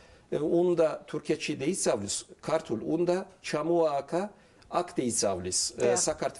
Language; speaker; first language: Georgian; early bilingual, heritage; Turkish